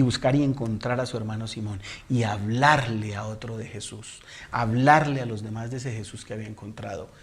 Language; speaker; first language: Spanish; native; Spanish